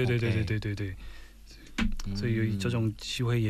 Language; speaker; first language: Chinese; non-native, fluent; Korean